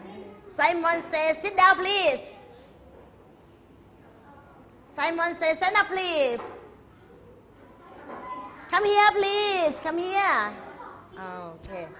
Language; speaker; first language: English; non-native, fluent; Thai